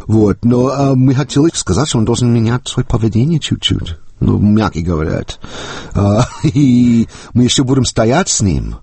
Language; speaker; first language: Russian; non-native, fluent; English